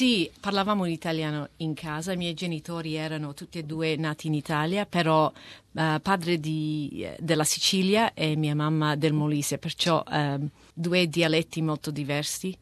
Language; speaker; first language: Italian; early bilingual, heritage; Italian